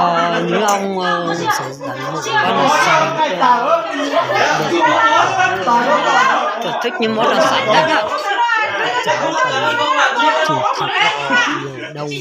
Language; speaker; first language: Vietnamese; non-native, local second language; Hmong